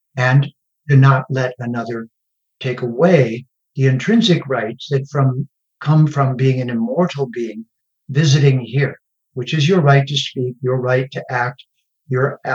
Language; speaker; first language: English; native; English